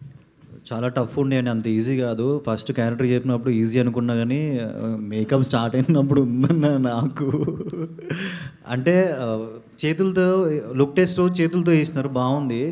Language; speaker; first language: Telugu; native; Telugu